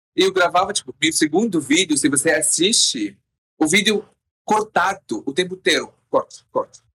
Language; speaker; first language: Portuguese; non-native, fluent; Arabic